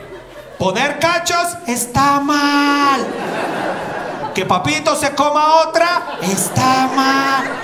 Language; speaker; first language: Spanish; native; Spanish